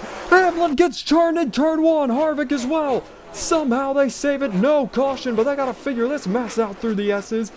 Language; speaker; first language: English; native; English